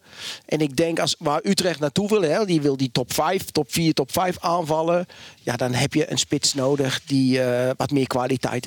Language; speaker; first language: Dutch; native; Dutch